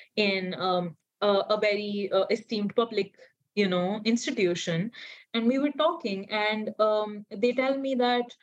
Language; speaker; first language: English; non-native, local second language; Hindi